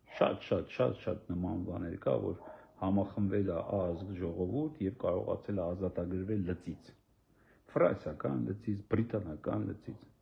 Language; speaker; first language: Armenian; native; Armenian